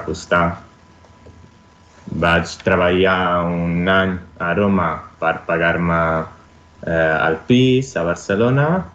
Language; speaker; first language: Catalan; non-native, learner; Italian